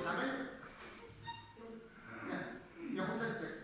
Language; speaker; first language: German; non-native, learner; Spanish